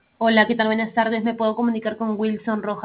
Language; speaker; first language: Spanish; native; Spanish